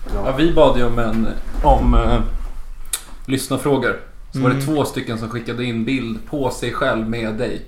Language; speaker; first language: Swedish; native; Swedish